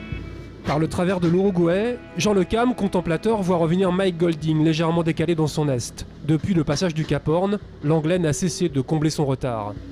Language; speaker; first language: French; native; French